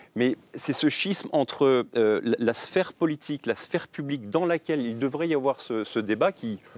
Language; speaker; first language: French; native; French